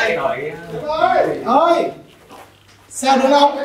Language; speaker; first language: Vietnamese; native; Vietnamese